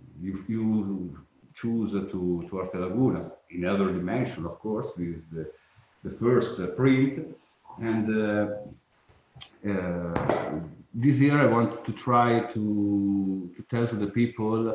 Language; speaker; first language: English; non-native, learner; Italian